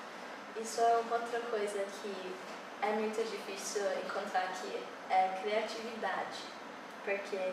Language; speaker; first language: Portuguese; early bilingual, heritage; English